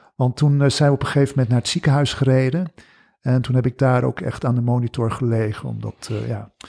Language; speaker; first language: Dutch; early bilingual, other home language; English